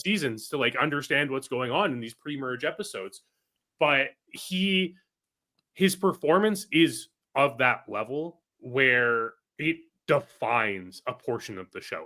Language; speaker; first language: English; native; English